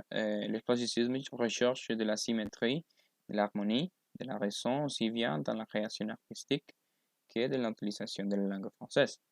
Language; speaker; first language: French; non-native, learner; Spanish